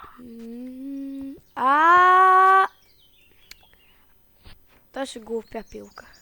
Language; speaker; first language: Polish; early bilingual, heritage; Polish